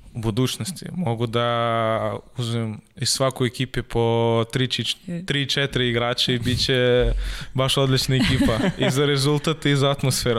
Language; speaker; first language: Serbian; non-native, learner; Russian